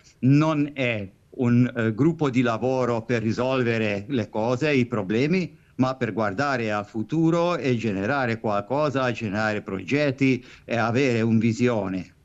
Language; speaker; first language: Italian; non-native, fluent; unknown